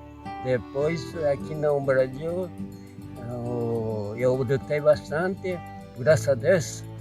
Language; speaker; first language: Portuguese; non-native, learner; Japanese